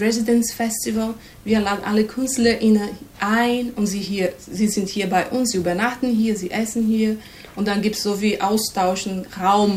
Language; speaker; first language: German; non-native, fluent; Portuguese